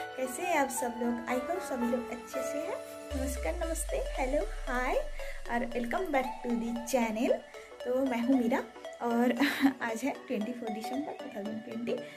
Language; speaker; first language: Hindi; native; Hindi